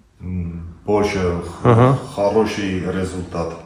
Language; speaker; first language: Russian; non-native, learner; Armenian